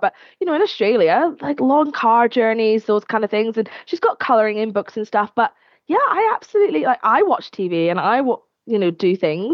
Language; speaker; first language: English; native; English